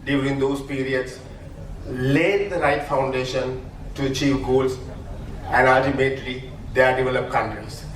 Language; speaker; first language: English; non-native, local second language; Sinhala